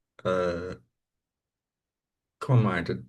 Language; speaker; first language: Thai; non-native, learner; English